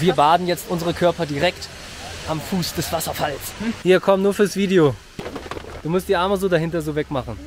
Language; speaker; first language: German; native; German